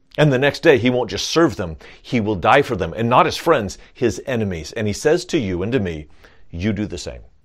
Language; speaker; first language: English; native; English